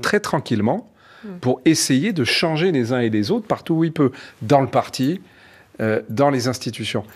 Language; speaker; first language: French; native; French